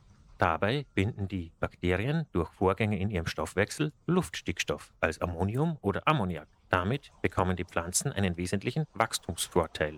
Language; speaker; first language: German; native; German